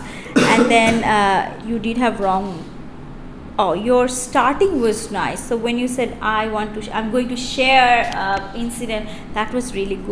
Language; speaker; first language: English; non-native, local second language; Bangla